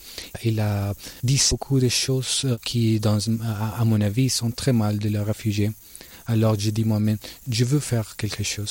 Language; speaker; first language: French; non-native, learner; Spanish